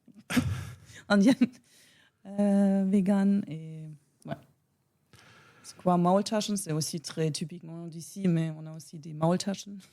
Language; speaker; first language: French; non-native, learner; German